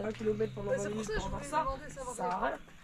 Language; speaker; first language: French; native; French